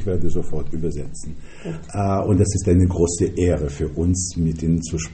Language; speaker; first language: German; non-native, fluent; Russian